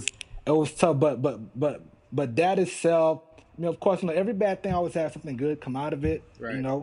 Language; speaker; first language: English; early bilingual, other home language; Haitian Creole